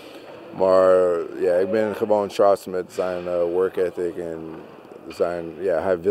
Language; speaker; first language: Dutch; non-native, fluent; English